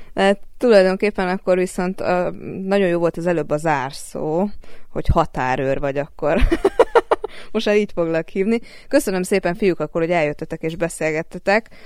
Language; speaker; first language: Hungarian; native; Hungarian